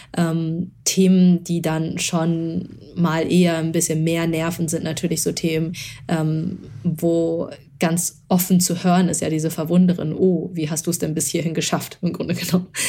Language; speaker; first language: German; early bilingual, other home language; Chinese